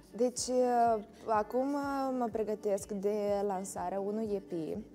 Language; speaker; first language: Romanian; native; Romanian